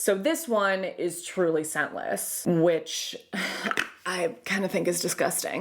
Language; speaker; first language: English; native; English